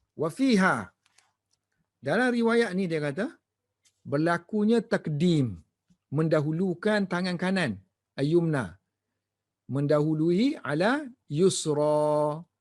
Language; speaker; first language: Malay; native; Malay